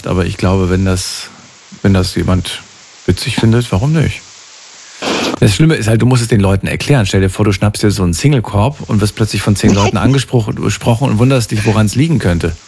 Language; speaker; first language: German; native; German